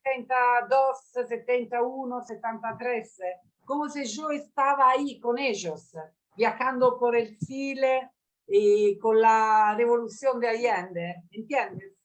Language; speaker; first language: Spanish; non-native, learner; Italian